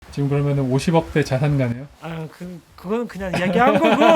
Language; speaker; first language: Korean; non-native, fluent; Russian